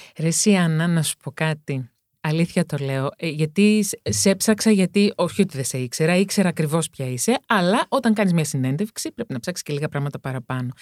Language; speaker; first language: Greek; native; Greek